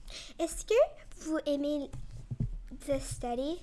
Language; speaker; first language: French; non-native, learner; English